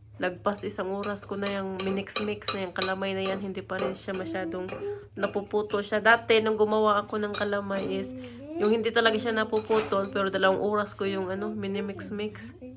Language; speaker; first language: Filipino; non-native, local second language; Cebuano